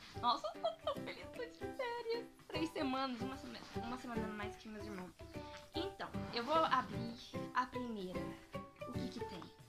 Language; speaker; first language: Portuguese; early bilingual, heritage; Portuguese